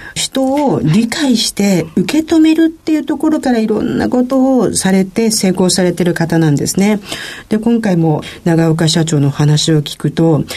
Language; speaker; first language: Japanese; native; Japanese